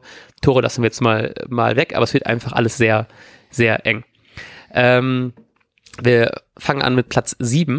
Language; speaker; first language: German; native; German